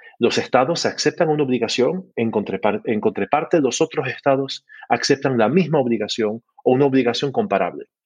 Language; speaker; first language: Spanish; early bilingual, heritage; Spanish